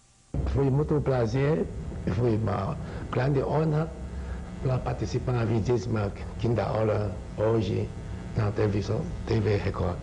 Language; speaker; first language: Portuguese; non-native, learner; Chinese